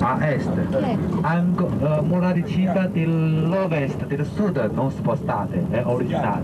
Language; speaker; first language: Italian; non-native, fluent; Chinese